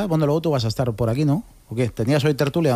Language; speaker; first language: Spanish; native; Spanish